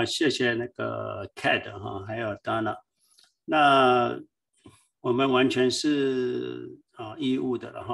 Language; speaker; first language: Chinese; native; Chinese